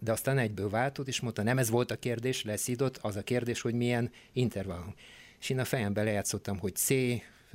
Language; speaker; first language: Hungarian; non-native, fluent; Bulgarian